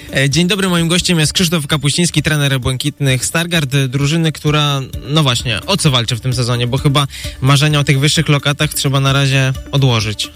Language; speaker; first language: Polish; native; Polish